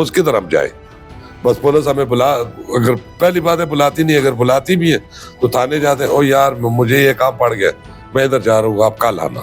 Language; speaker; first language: Urdu; non-native, local second language; Pashto